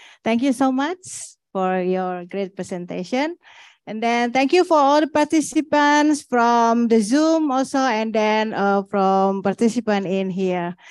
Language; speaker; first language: English; non-native, fluent; Indonesian